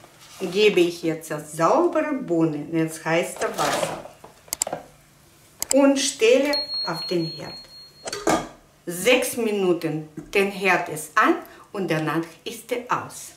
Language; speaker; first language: German; non-native, fluent; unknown